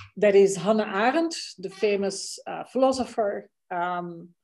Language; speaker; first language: English; non-native, fluent; Dutch